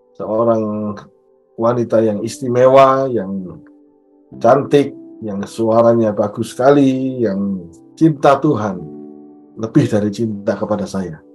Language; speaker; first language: Indonesian; native; Indonesian